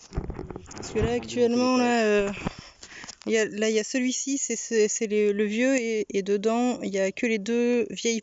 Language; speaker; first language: French; native; French